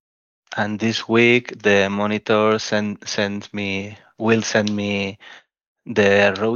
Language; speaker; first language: English; non-native, learner; Spanish